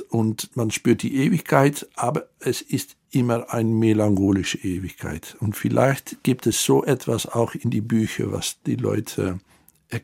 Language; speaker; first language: German; non-native, fluent; Dutch